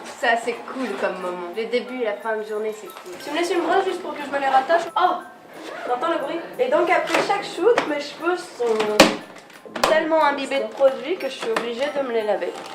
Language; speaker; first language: French; native; French